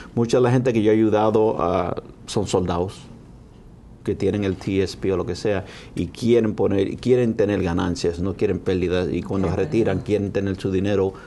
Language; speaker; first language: Spanish; early bilingual, heritage; Spanish